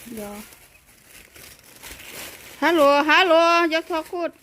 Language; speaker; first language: Swedish; non-native, learner; Thai